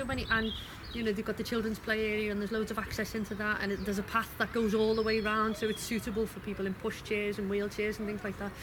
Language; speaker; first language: English; native; English